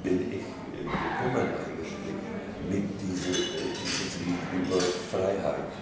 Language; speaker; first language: German; non-native, learner; Czech